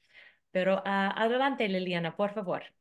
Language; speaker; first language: Spanish; non-native, fluent; English